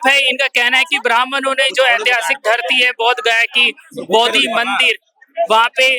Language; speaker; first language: Hindi; native; Hindi